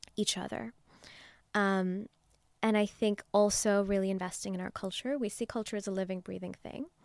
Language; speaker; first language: English; non-native, local second language; Urdu